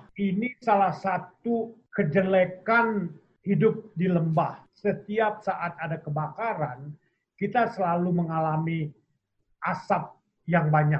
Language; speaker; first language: Indonesian; native; Indonesian